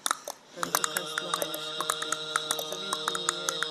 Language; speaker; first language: German; non-native, learner; Mongolian